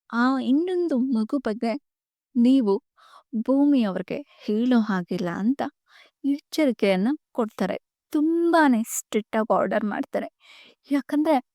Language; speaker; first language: Kannada; native; Kannada